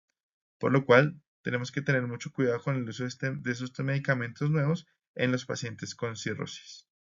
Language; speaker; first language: Spanish; native; Spanish